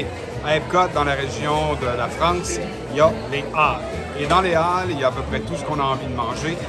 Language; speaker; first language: French; native; French